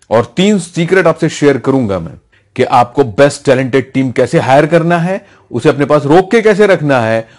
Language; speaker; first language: Hindi; native; Hindi